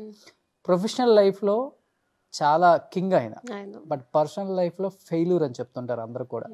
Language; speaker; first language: Telugu; native; Telugu